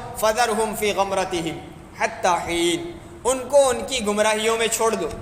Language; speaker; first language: Urdu; native; Urdu